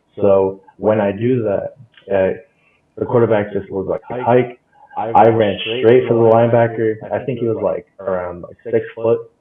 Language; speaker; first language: English; native; English